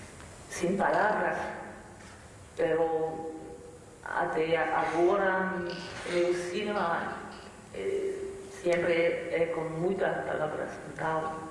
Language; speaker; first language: Portuguese; non-native, learner; French